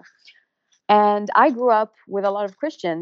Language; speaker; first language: English; non-native, local second language; Arabic